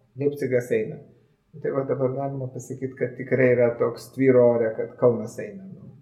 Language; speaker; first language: Lithuanian; native; Lithuanian